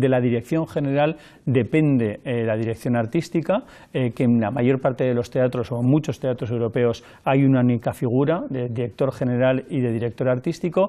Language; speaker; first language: Spanish; native; Spanish